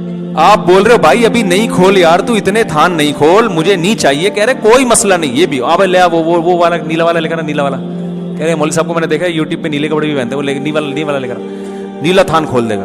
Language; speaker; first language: Urdu; native; Urdu